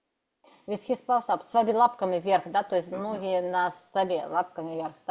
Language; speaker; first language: Russian; native; Russian